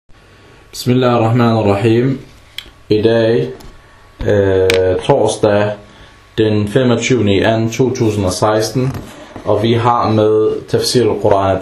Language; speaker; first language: Danish; early bilingual, other home language; Arabic